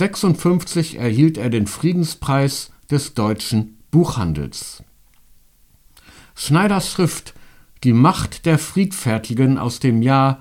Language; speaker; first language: German; native; German